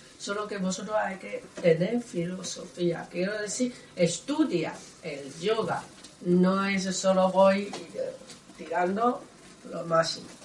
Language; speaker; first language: Spanish; non-native, learner; Chinese